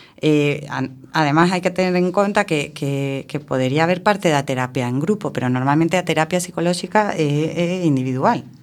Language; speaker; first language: Galician; non-native, local second language; Spanish